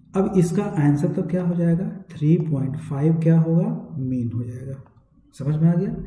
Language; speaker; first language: Hindi; native; Hindi